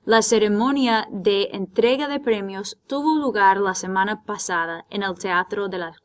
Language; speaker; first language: Spanish; non-native, fluent; English